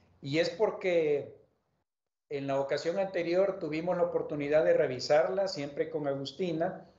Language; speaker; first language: Spanish; native; Spanish